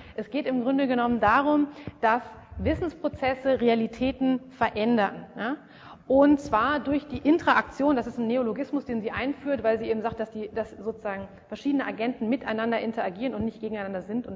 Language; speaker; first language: German; native; German